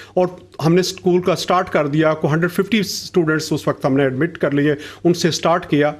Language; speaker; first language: Urdu; non-native, local second language; Punjabi